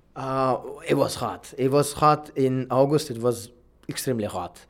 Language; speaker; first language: English; non-native, fluent; Russian